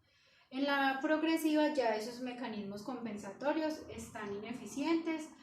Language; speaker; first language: Spanish; native; Spanish